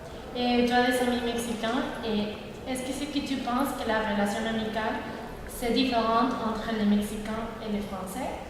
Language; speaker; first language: French; non-native, learner; Spanish